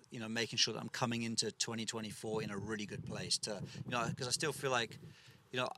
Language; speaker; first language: English; native; English